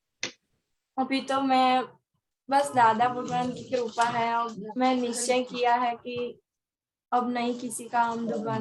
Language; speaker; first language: Hindi; non-native, local second language; Gujarati